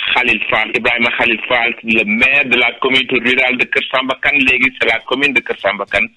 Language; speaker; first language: French; non-native, local second language; Wolof